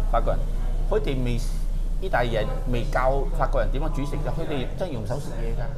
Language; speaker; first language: Cantonese; non-native, fluent; Italian